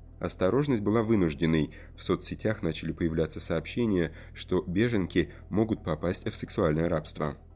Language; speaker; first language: Russian; native; Russian